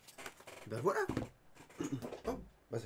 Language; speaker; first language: French; native; French